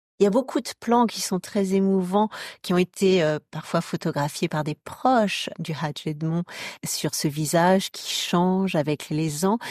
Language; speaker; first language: French; native; French